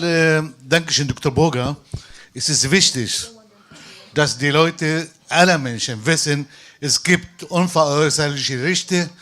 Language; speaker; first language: German; non-native, fluent; Arabic